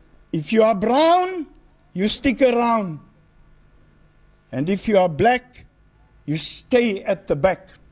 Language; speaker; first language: English; non-native, local second language; Afrikaans